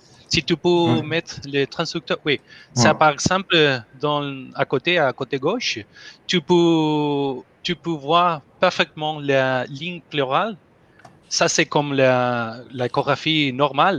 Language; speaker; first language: French; non-native, learner; Spanish